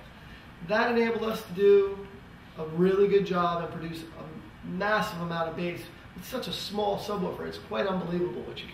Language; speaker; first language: English; native; English